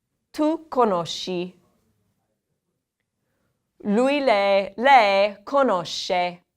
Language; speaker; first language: Italian; non-native, fluent; English